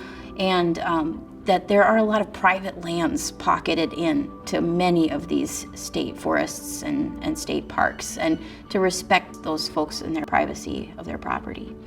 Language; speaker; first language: English; native; English